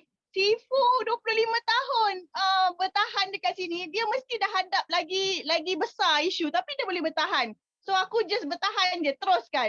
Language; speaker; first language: Malay; native; Malay